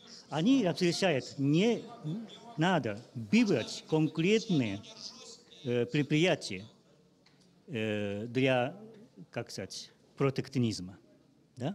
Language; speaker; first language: Russian; non-native, learner; Japanese